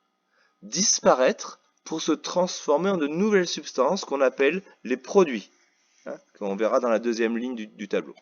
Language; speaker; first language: French; native; French